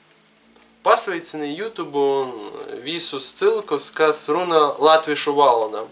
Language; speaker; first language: Latvian; non-native, learner; Russian